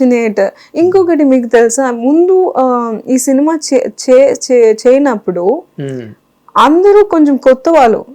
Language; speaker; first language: Telugu; non-native, fluent; Kannada